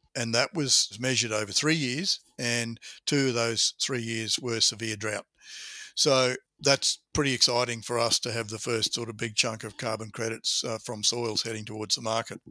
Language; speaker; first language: English; native; English